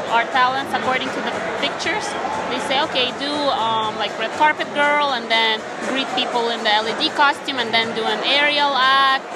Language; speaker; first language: English; non-native, fluent; Ukrainian